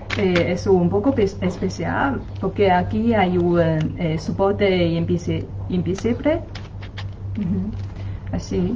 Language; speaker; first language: Spanish; non-native, learner; Chinese